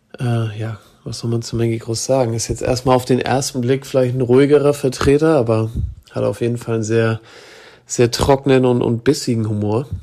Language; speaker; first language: German; native; German